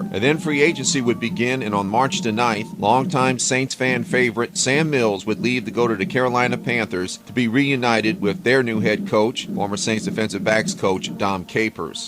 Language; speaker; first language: English; native; English